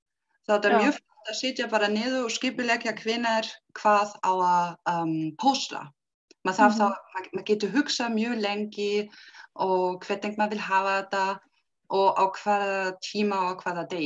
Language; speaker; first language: Icelandic; non-native, learner; German